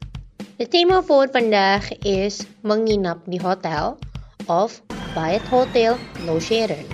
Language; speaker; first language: Dutch; non-native, learner; Indonesian